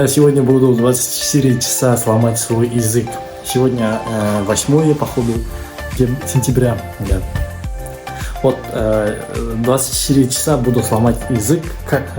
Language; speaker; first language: Russian; non-native, local second language; Kazakh